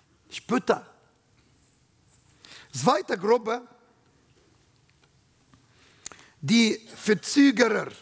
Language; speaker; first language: German; non-native, learner; Arabic